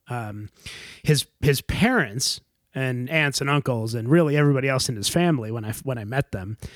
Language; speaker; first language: English; native; English